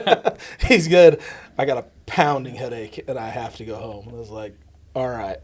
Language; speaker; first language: English; native; English